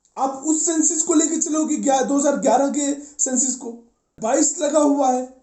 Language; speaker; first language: Hindi; non-native, local second language; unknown